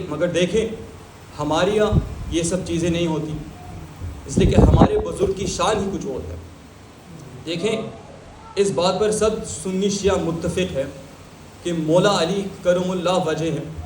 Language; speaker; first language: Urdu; early bilingual, heritage; Urdu